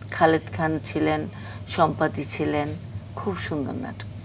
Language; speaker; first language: Bangla; native; Bangla